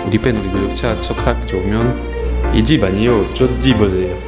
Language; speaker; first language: Korean; non-native, learner; French